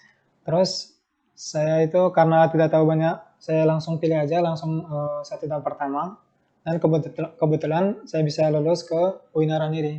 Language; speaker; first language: Indonesian; non-native, fluent; Turkmen